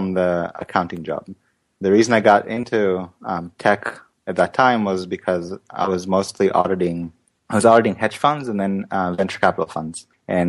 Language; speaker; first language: English; native; English